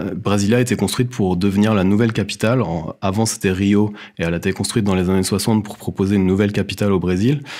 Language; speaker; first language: French; native; French